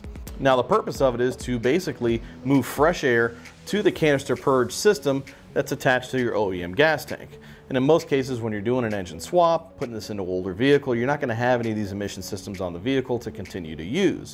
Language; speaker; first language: English; native; English